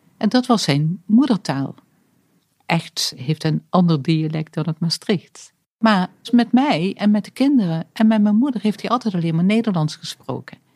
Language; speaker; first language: Dutch; native; Dutch